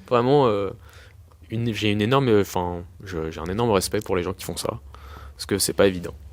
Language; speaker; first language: French; early bilingual, other home language; Spanish